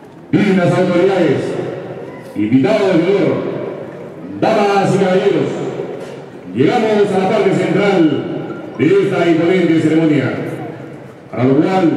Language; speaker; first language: Spanish; native; Spanish